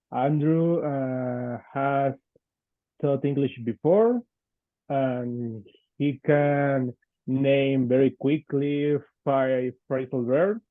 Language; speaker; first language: English; non-native, fluent; Spanish